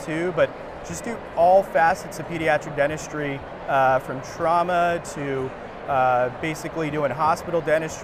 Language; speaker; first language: English; native; English